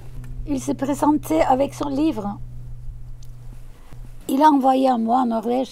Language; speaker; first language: French; non-native, fluent; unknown